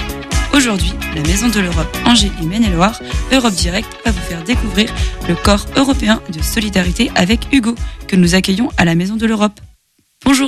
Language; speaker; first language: French; native; French